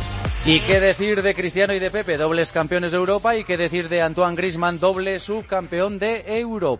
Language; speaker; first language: Spanish; native; Spanish